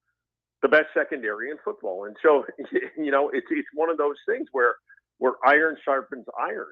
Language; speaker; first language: English; native; English